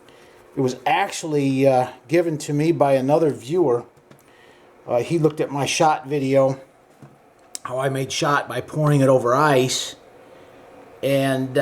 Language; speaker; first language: English; native; English